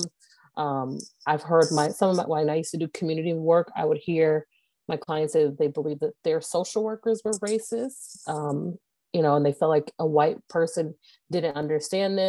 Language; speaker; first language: English; native; English